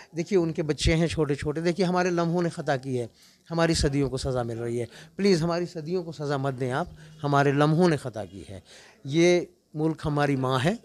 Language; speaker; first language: Urdu; non-native, local second language; Kashmiri